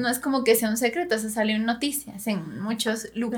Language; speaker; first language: Spanish; native; Spanish